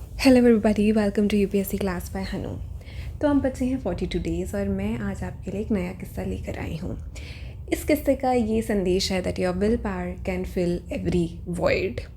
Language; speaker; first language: Hindi; native; Hindi